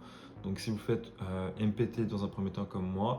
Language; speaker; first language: French; native; French